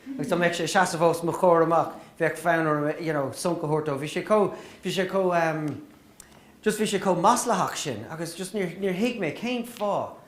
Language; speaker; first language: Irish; native; Irish